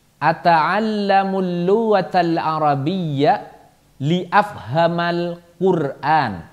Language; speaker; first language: Arabic; non-native, fluent; Indonesian